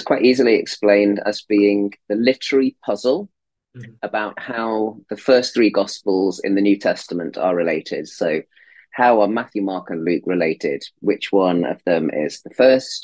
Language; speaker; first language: English; native; English